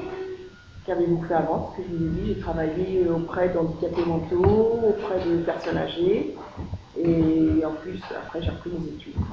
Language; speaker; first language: French; native; French